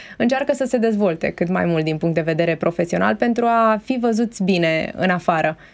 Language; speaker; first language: Romanian; native; Romanian